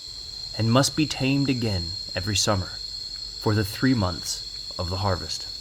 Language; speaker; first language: English; native; English